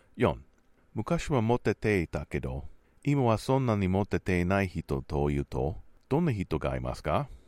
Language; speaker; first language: Japanese; non-native, learner; English